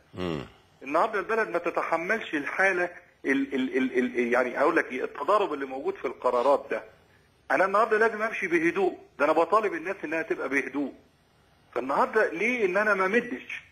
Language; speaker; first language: Arabic; native; Arabic